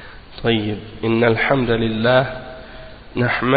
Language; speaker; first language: Arabic; non-native, fluent; French